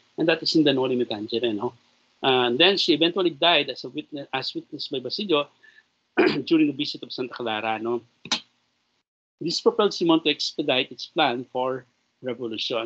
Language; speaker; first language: English; non-native, local second language; Filipino